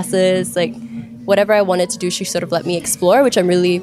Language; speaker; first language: English; native; English